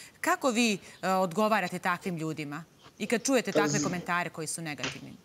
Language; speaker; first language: Serbian; native; Serbian